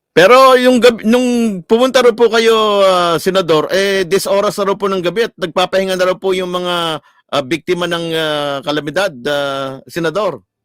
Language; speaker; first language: Filipino; native; Filipino